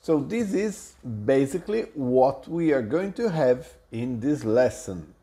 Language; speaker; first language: English; non-native, fluent; Portuguese